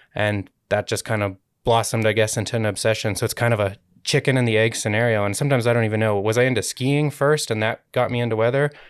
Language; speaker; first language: English; native; English